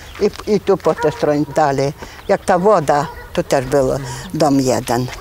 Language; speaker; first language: Polish; non-native, local second language; Ukrainian